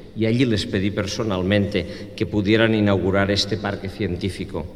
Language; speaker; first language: Spanish; non-native, local second language; Catalan